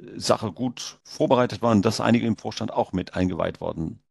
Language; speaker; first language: German; early bilingual, heritage; German